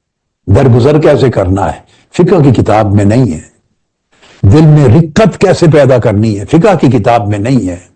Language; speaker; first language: Urdu; native; Urdu